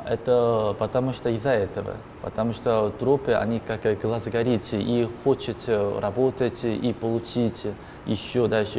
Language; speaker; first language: Russian; non-native, learner; Korean